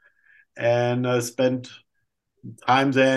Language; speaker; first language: English; non-native, fluent; German